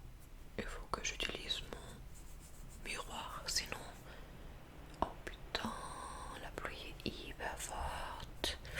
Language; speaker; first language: French; non-native, fluent; English